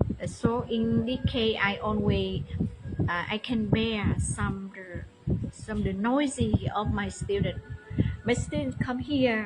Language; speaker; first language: English; non-native, learner; Vietnamese